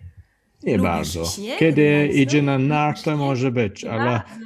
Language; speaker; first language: Polish; non-native, learner; English